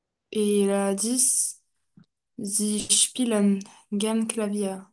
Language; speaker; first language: German; non-native, learner; French